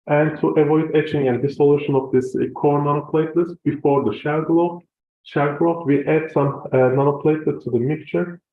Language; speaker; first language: English; non-native, fluent; Turkish